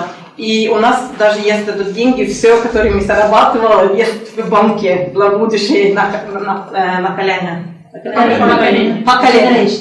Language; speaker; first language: Russian; non-native, learner; Norwegian